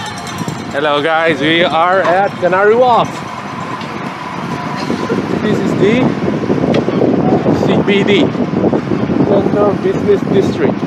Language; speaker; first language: English; non-native, local second language; Filipino